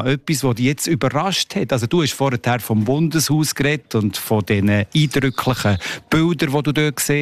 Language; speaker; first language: German; native; German